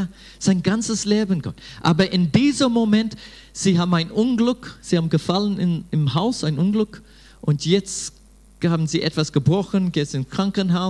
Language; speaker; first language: German; non-native, fluent; English